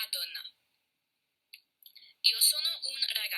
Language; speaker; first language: Italian; non-native, learner; French